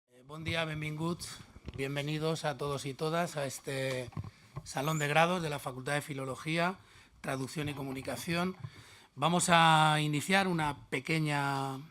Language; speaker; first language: Spanish; native; Spanish